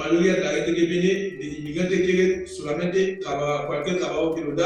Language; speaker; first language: Spanish; non-native, learner; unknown